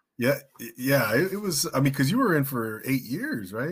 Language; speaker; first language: English; early bilingual, other home language; Spanish